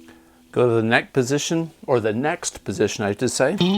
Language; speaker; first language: English; native; English